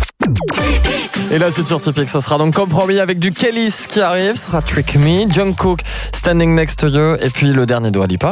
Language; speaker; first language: French; native; French